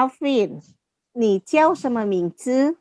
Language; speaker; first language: Chinese; non-native, fluent; Indonesian